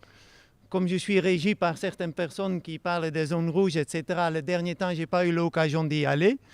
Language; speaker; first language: French; non-native, fluent; Dutch